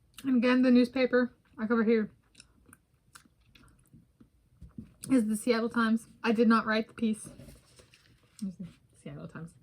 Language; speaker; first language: English; native; English